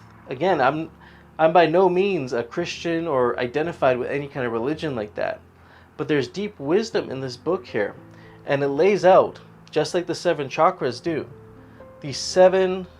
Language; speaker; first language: English; native; English